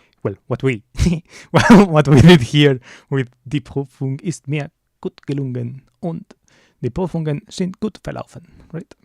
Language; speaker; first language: German; non-native, learner; English